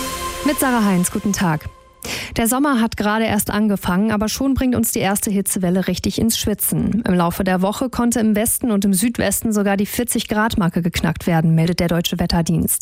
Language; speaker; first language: German; native; German